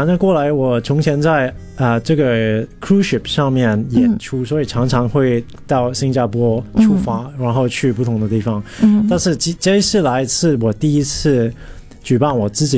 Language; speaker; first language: Chinese; non-native, local second language; Cantonese